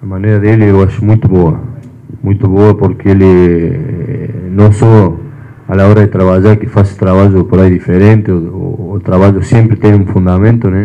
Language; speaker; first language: Portuguese; non-native, fluent; Spanish